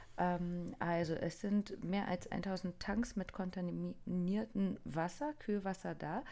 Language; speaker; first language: German; non-native, fluent; Japanese